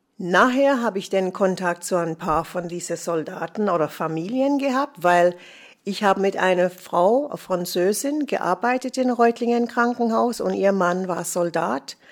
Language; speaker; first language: German; non-native, fluent; English